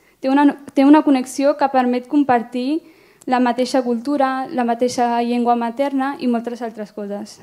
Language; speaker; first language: Catalan; early bilingual, other home language; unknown